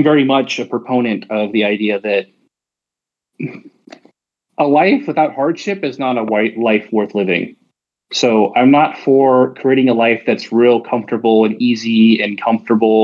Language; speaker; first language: English; native; English